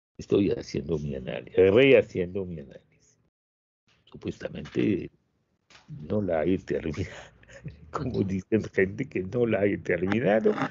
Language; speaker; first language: Spanish; non-native, fluent; French